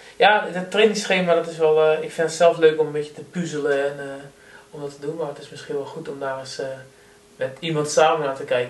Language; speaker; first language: Dutch; native; Dutch